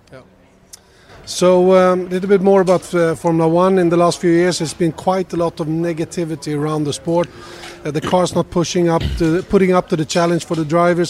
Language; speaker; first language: English; non-native, fluent; Swedish